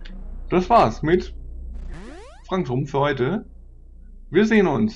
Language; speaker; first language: German; native; German